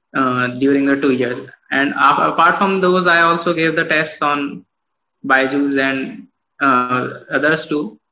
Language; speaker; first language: English; non-native, local second language; Hindi